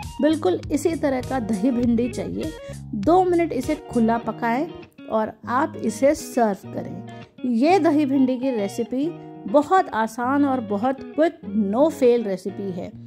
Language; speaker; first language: Hindi; native; Hindi